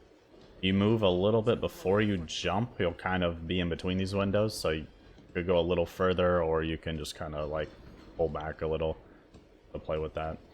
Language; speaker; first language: English; native; English